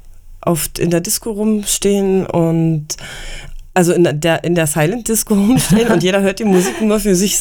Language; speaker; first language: German; native; German